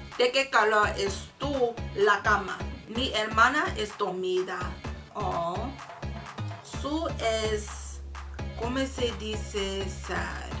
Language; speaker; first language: Spanish; non-native, learner; English